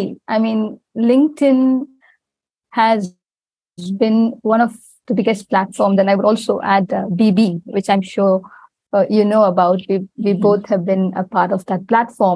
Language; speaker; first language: English; non-native, local second language; Tamil